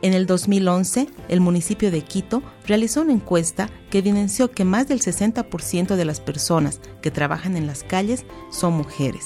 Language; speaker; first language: Spanish; native; Spanish